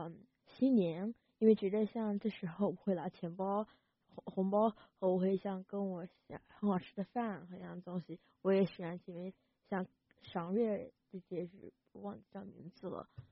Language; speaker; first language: Chinese; early bilingual, heritage; Chinese